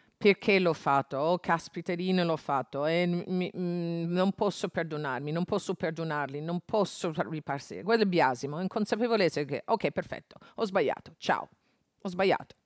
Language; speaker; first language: Italian; non-native, fluent; English